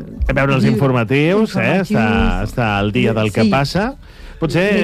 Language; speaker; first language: Catalan; native; Catalan